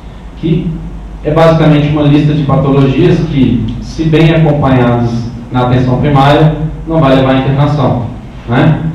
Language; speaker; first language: Portuguese; native; Portuguese